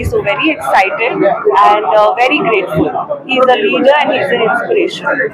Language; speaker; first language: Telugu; non-native, local second language; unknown